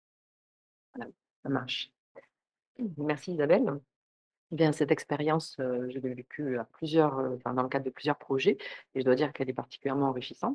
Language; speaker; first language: French; native; French